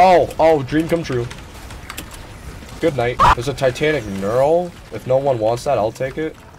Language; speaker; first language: English; native; English